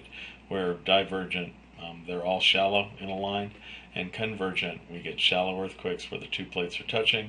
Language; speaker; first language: English; native; English